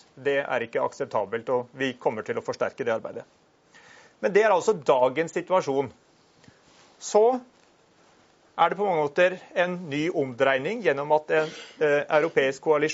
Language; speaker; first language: Norwegian; native; Norwegian